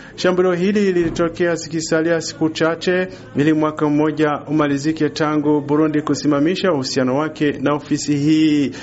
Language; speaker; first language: Swahili; non-native, local second language; Rundi